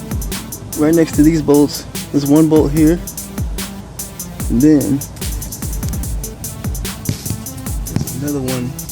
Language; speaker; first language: English; native; English